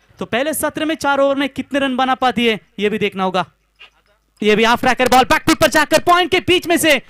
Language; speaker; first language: Hindi; non-native, local second language; Marathi